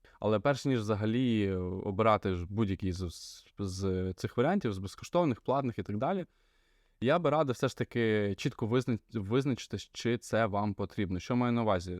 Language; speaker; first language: Ukrainian; non-native, local second language; Russian